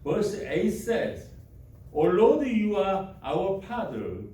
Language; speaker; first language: English; non-native, learner; Korean